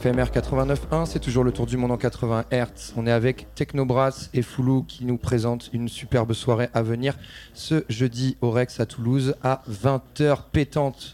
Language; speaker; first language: French; native; French